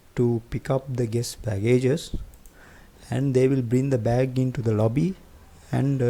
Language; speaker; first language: English; non-native, local second language; Sinhala